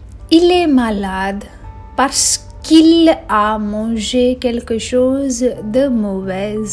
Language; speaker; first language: French; non-native, fluent; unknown